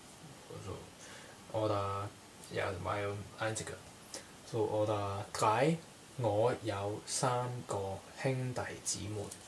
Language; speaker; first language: German; non-native, learner; Cantonese